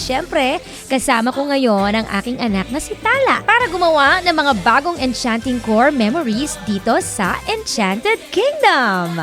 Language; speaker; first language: Filipino; native; Filipino